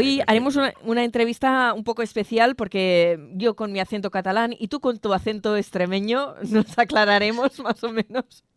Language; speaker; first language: Spanish; non-native, local second language; Catalan